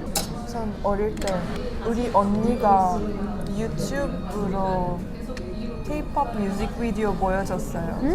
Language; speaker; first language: Korean; non-native, fluent; Hindi